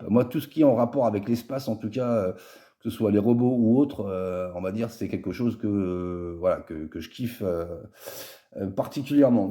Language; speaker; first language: French; native; French